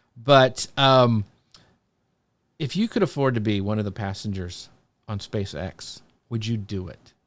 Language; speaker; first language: English; native; English